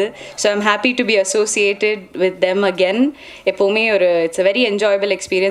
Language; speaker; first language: Tamil; non-native, local second language; Malayalam